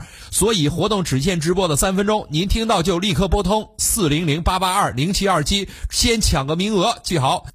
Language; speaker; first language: Chinese; native; Chinese